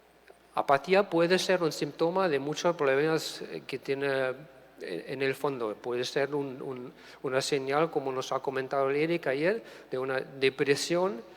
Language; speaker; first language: Spanish; non-native, fluent; German